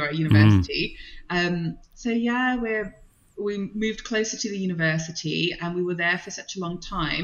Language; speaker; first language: English; non-native, local second language; Punjabi